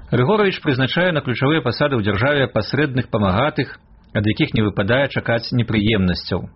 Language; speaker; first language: Belarusian; native; Belarusian